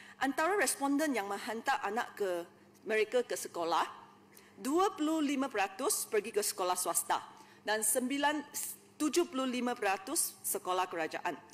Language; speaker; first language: Malay; non-native, local second language; Chinese